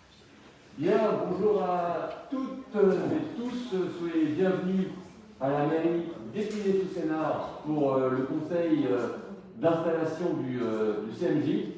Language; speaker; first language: French; native; French